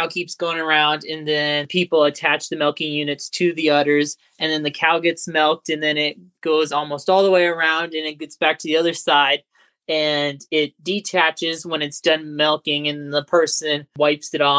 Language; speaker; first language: English; native; English